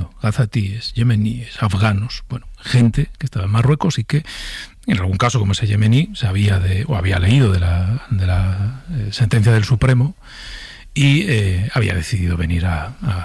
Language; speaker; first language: Spanish; native; Spanish